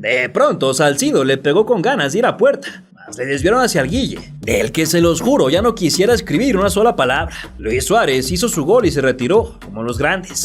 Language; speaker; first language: Spanish; native; Spanish